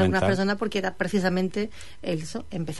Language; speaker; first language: Spanish; native; Spanish